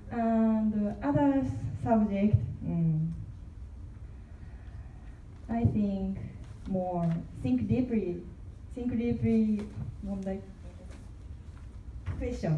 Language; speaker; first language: English; non-native, learner; Korean